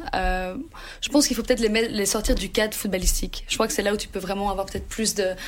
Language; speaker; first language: French; native; French